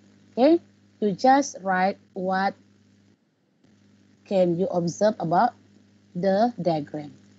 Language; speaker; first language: English; non-native, local second language; Malay